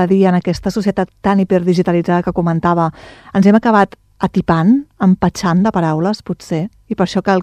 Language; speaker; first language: Catalan; native; Catalan